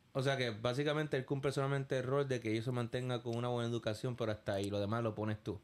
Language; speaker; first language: Spanish; native; Spanish